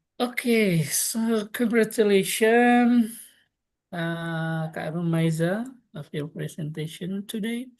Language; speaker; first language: English; non-native, local second language; Indonesian